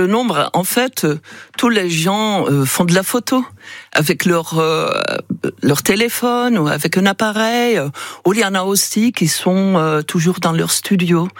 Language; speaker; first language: French; non-native, fluent; Dutch